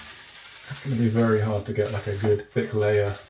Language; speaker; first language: English; native; English